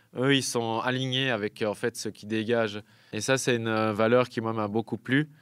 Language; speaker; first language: French; native; French